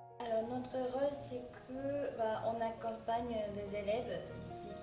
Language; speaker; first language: French; non-native, fluent; Japanese